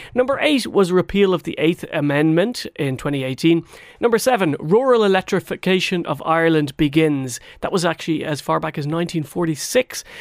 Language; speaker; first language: English; native; English